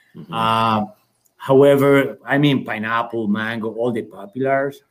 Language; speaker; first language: English; non-native, fluent; Spanish